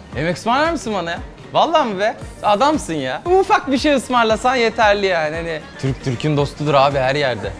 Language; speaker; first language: Turkish; native; Turkish